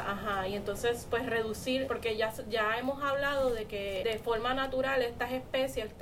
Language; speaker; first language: Spanish; native; Spanish